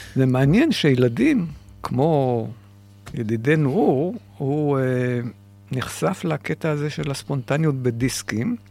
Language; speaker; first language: Hebrew; native; Hebrew